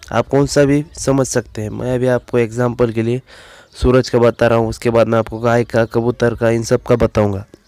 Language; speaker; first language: Hindi; non-native, local second language; Marathi